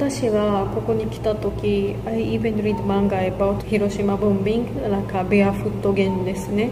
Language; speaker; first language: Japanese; non-native, learner; Georgian